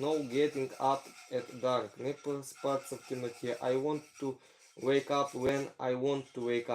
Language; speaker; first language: English; non-native, learner; Ukrainian